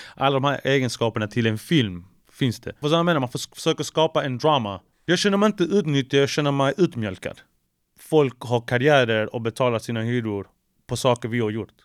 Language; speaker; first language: Swedish; early bilingual, other home language; Spanish